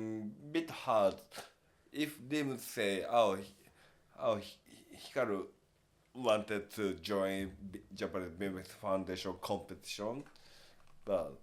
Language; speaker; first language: English; non-native, learner; Japanese